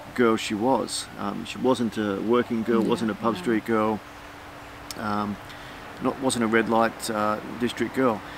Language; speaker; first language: English; native; English